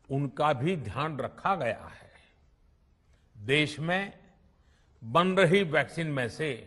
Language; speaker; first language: Hindi; non-native, local second language; Gujarati